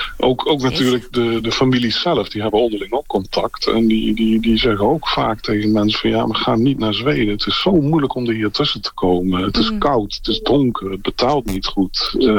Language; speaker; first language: Dutch; native; Dutch